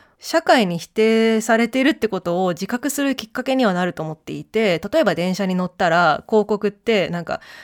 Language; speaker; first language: Japanese; early bilingual, heritage; Japanese